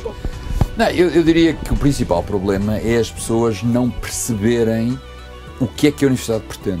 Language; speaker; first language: Portuguese; native; Portuguese